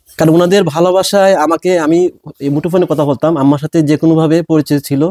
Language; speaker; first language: Bangla; native; Bangla